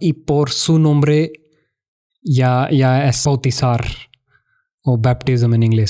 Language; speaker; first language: Spanish; non-native, fluent; Hindi